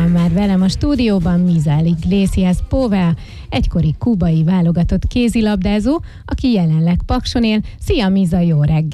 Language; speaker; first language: Hungarian; native; Hungarian